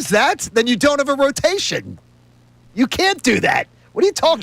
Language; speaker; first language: English; native; English